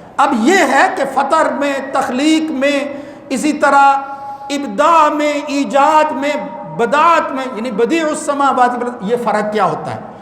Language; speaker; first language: Urdu; non-native, local second language; Punjabi